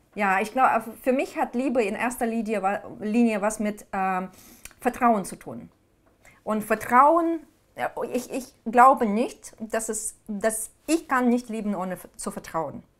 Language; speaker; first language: German; non-native, fluent; Ukrainian